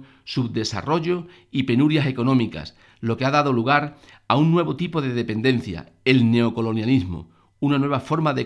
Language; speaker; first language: Spanish; native; Spanish